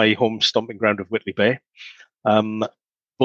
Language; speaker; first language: English; native; English